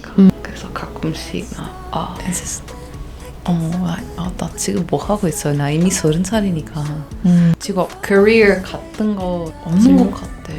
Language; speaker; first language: Korean; non-native, fluent; Portuguese